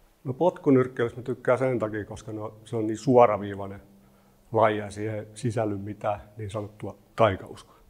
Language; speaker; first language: Finnish; native; Finnish